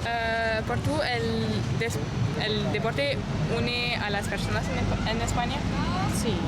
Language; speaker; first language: Spanish; non-native, learner; French